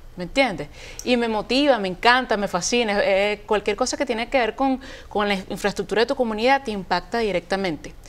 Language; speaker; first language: Spanish; native; Spanish